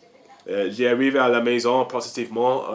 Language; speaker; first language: French; non-native, learner; English